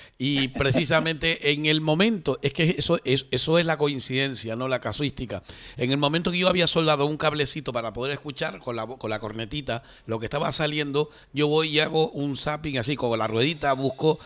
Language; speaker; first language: Spanish; native; Spanish